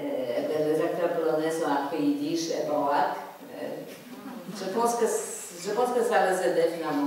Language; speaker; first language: French; non-native, fluent; Polish